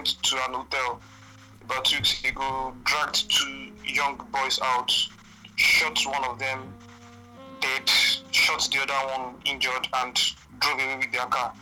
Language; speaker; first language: English; non-native, local second language; Igbo